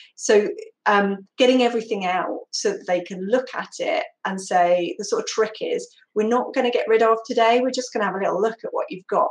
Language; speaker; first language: English; native; English